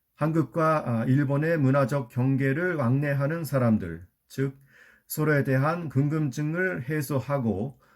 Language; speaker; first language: Korean; non-native, fluent; Japanese